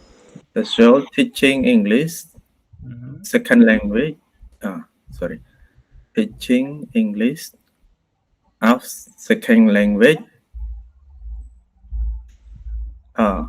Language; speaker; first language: English; non-native, learner; Khmer